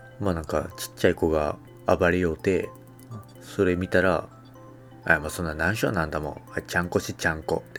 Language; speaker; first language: Japanese; native; Japanese